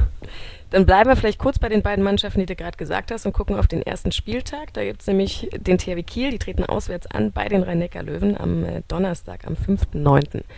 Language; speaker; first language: German; native; German